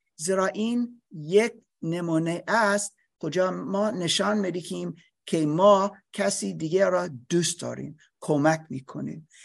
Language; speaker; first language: Persian; non-native, learner; English